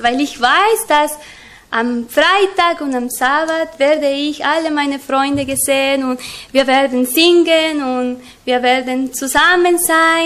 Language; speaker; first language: German; non-native, learner; Spanish